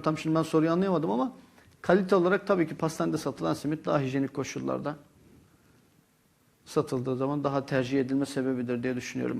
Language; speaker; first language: Turkish; native; Turkish